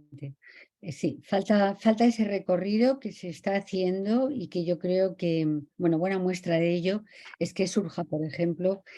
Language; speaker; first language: Spanish; native; Spanish